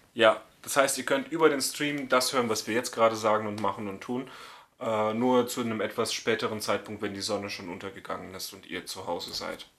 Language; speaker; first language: German; native; German